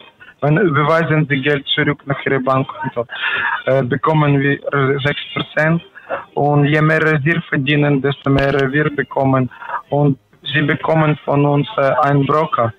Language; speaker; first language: German; non-native, learner; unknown